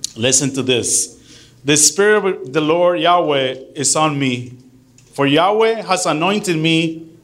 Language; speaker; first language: English; early bilingual, other home language; Spanish